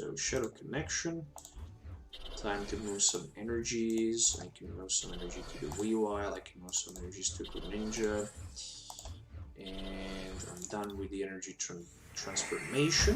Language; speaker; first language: English; non-native, fluent; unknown